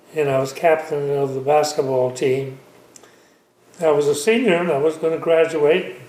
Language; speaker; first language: English; native; English